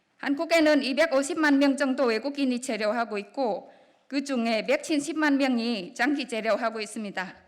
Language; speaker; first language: Korean; non-native, fluent; Vietnamese